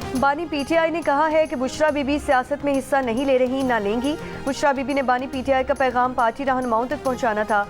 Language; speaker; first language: Urdu; native; Urdu